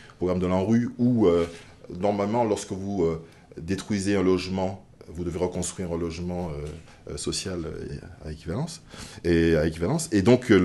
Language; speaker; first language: French; native; French